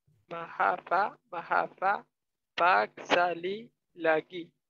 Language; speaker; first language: Indonesian; non-native, learner; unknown